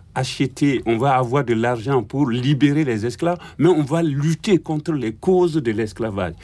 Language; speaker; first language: French; non-native, local second language; Bambara